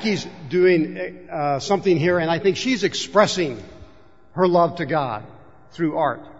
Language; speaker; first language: English; native; English